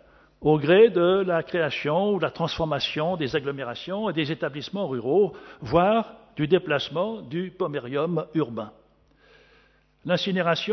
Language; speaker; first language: French; native; French